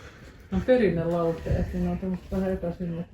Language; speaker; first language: Finnish; native; Finnish